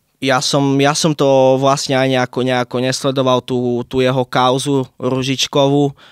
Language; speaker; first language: Slovak; native; Slovak